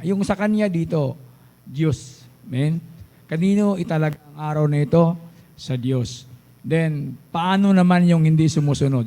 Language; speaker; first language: Filipino; native; Filipino